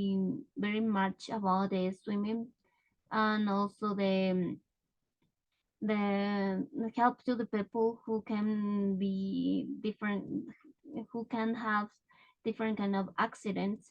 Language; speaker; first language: English; non-native, learner; Spanish